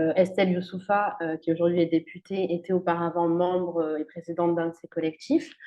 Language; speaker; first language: French; native; French